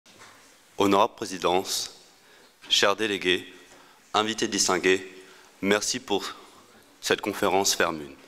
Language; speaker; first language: French; native; French